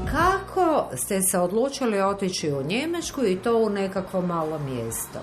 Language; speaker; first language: Croatian; native; Croatian